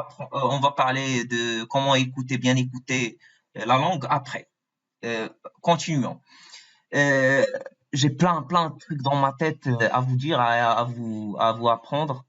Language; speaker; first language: French; non-native, fluent; Arabic